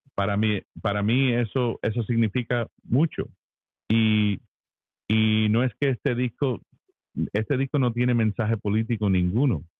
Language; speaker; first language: Spanish; early bilingual, heritage; Spanish